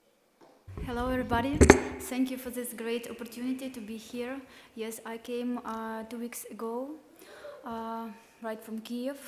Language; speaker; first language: English; non-native, learner; Ukrainian